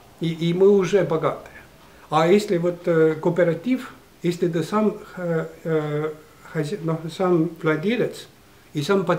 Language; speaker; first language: Russian; non-native, local second language; Estonian